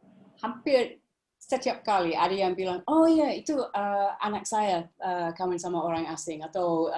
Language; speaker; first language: Indonesian; non-native, fluent; English